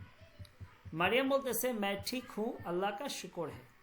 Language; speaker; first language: Hindi; non-native, fluent; Bangla